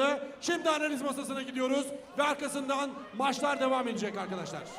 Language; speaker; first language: Turkish; native; Turkish